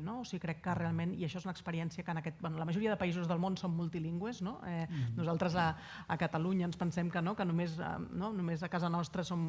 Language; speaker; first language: Catalan; native; Catalan